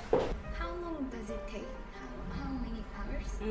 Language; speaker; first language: English; non-native, learner; Korean